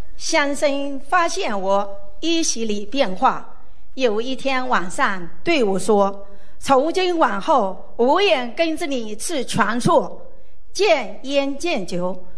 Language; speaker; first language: Chinese; native; Chinese